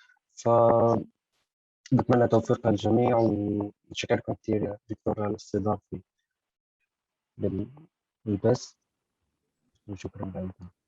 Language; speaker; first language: Arabic; native; Arabic